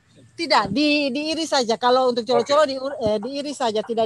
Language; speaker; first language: Indonesian; native; Indonesian